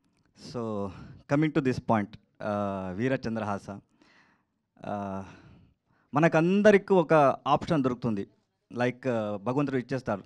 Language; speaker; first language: Telugu; non-native, learner; Kannada